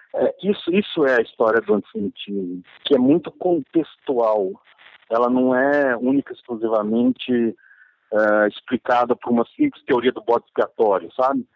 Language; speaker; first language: Portuguese; native; Portuguese